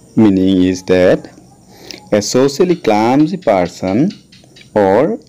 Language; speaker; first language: English; non-native, local second language; Assamese